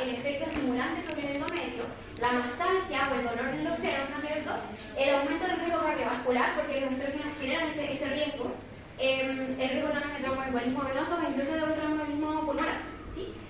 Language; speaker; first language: Spanish; native; Spanish